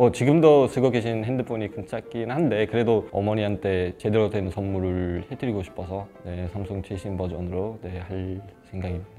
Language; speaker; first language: Korean; non-native, fluent; Uzbek